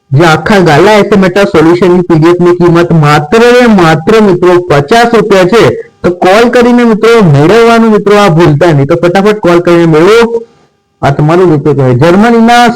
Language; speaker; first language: Gujarati; non-native, local second language; Marathi